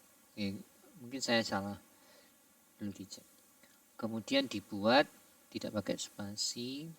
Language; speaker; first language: Indonesian; native; Indonesian